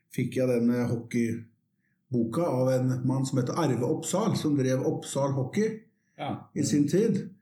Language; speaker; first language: Norwegian; non-native, fluent; Swedish